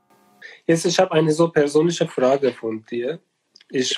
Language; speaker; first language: German; non-native, learner; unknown